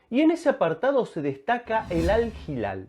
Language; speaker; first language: Spanish; native; Spanish